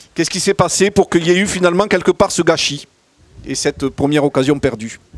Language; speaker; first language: French; native; French